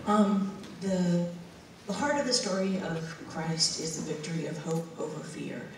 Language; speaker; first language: English; native; English